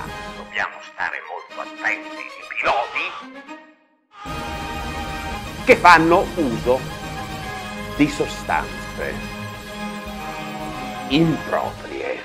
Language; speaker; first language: Italian; native; Italian